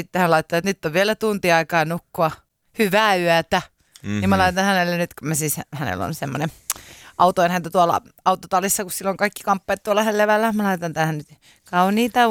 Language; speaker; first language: Finnish; native; Finnish